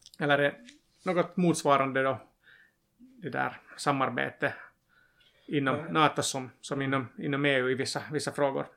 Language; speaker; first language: Swedish; non-native, local second language; Finnish